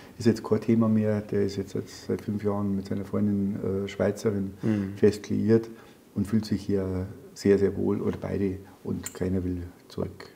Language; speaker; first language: German; native; German